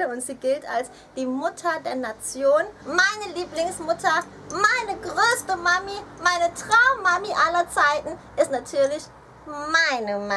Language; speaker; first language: German; early bilingual, other home language; Thai